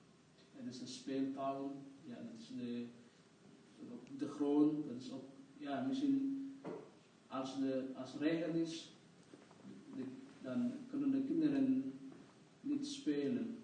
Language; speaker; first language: Dutch; non-native, fluent; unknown